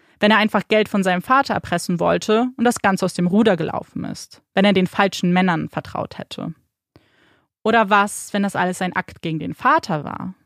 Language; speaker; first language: German; native; German